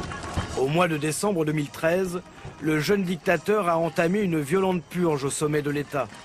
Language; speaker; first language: French; native; French